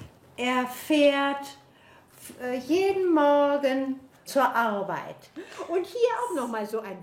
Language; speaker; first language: German; native; German